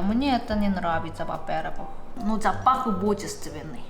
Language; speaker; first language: Russian; non-native, learner; Korean